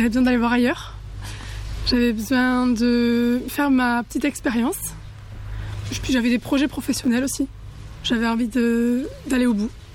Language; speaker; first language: French; native; French